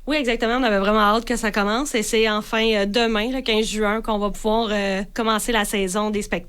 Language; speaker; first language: French; native; French